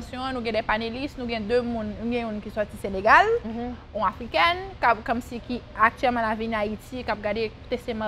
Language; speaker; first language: French; non-native, local second language; Haitian Creole